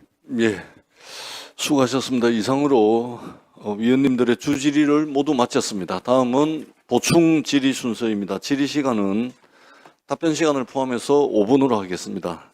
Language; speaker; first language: Korean; native; Korean